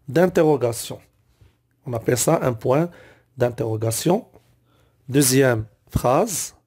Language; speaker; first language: French; non-native, local second language; Arabic